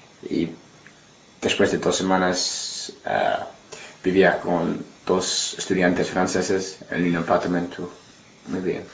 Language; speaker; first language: Spanish; non-native, learner; English